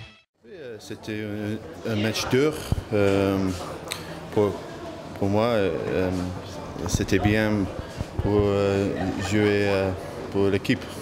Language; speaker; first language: French; non-native, learner; English